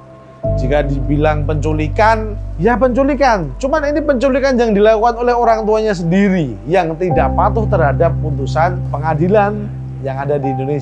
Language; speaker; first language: Indonesian; native; Indonesian